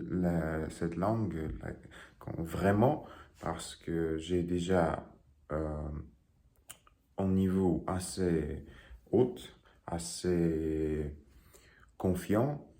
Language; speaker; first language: French; non-native, learner; Russian